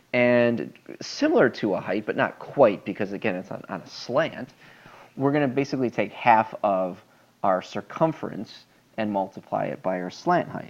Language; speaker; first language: English; native; English